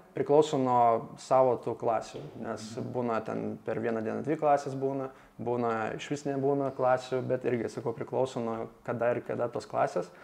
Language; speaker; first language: Lithuanian; non-native, local second language; Russian